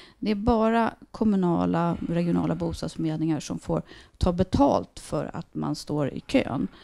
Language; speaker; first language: Swedish; native; Swedish